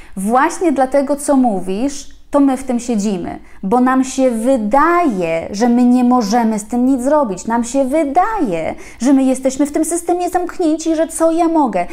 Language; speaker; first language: Polish; native; Polish